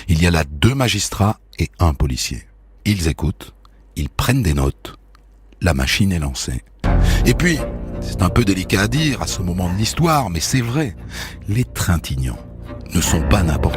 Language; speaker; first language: French; native; French